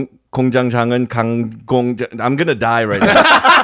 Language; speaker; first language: English; early bilingual, other home language; Korean